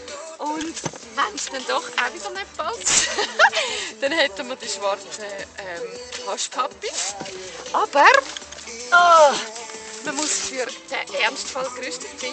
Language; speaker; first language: German; native; German